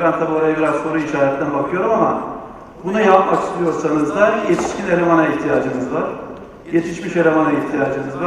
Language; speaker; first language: Turkish; native; Turkish